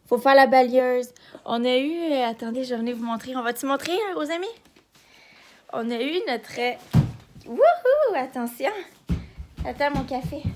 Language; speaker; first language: French; native; French